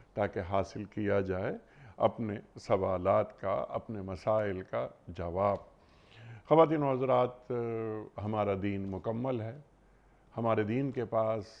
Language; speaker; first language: Urdu; native; Urdu